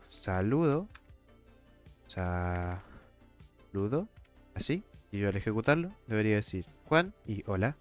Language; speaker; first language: Spanish; native; Spanish